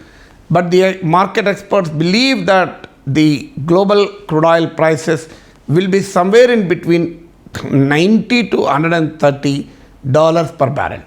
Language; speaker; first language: English; non-native, local second language; Telugu